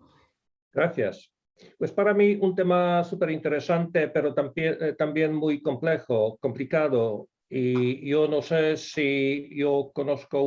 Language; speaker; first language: Spanish; non-native, fluent; Polish